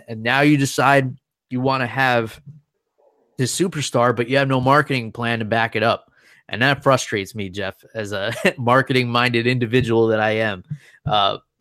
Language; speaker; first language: English; native; English